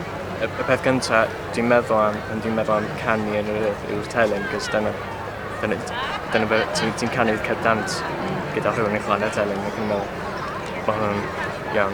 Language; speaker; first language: Welsh; non-native, local second language; English